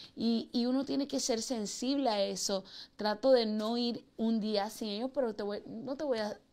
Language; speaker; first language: Spanish; early bilingual, heritage; Spanish